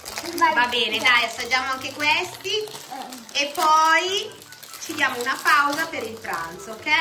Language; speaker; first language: Italian; native; Italian